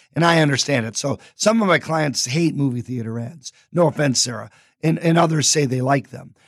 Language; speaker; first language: English; native; English